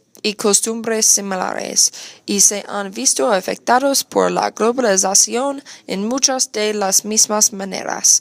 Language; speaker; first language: Spanish; non-native, learner; English